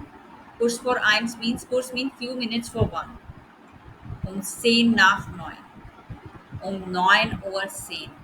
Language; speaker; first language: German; non-native, learner; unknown